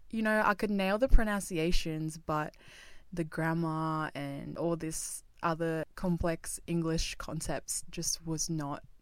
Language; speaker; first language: English; non-native, fluent; Japanese